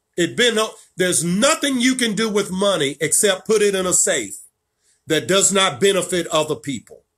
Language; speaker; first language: English; native; English